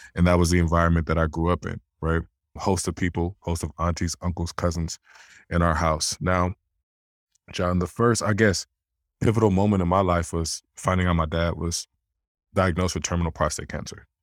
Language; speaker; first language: English; early bilingual, other home language; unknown